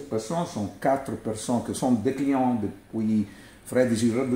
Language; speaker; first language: French; non-native, learner; Italian